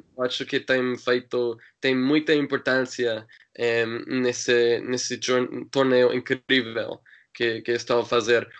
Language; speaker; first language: Portuguese; non-native, learner; English